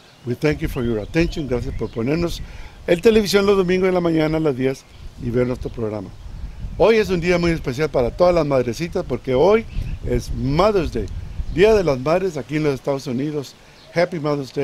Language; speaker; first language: Spanish; early bilingual, heritage; Spanish